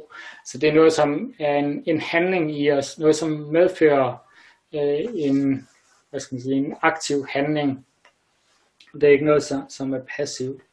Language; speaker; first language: Danish; native; Danish